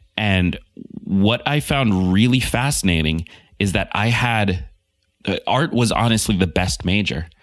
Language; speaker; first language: English; native; English